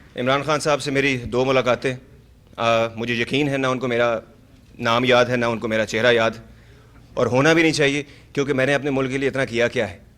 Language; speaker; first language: Urdu; non-native, local second language; Pashto